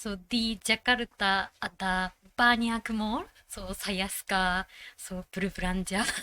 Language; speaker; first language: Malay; non-native, learner; Japanese